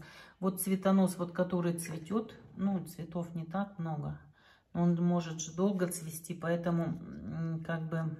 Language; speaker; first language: Russian; native; Russian